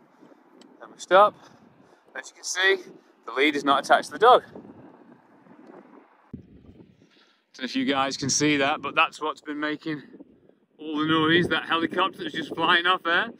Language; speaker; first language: English; native; English